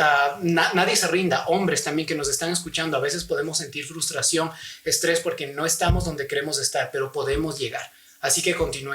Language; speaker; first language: Spanish; native; Spanish